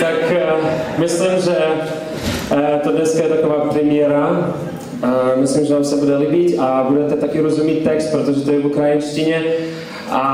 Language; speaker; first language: Czech; non-native, learner; Ukrainian